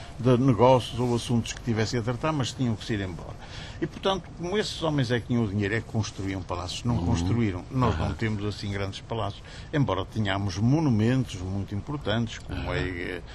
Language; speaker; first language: Portuguese; native; Portuguese